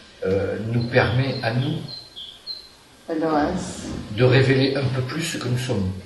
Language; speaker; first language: French; non-native, fluent; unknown